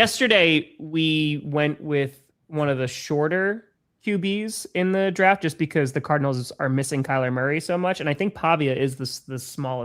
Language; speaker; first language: English; native; English